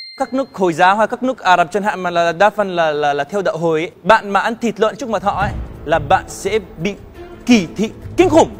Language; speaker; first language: Vietnamese; non-native, fluent; Arabic